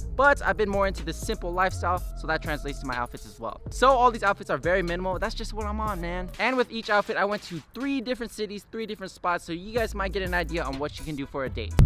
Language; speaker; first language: English; native; English